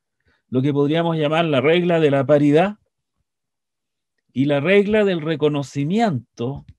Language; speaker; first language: Spanish; native; Spanish